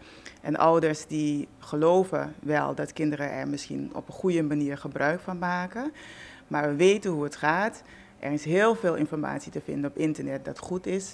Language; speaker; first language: Dutch; native; Dutch